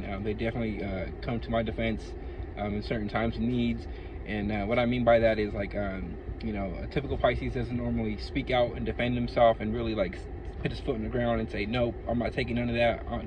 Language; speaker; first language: English; native; English